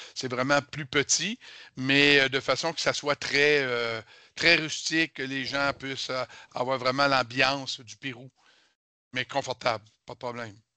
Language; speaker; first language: French; native; French